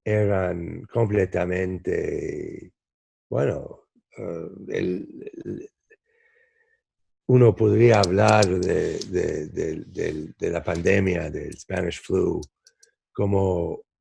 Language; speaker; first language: Spanish; non-native, fluent; English